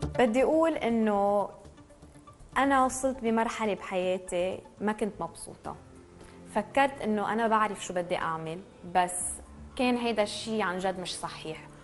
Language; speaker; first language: Arabic; early bilingual, heritage; Arabic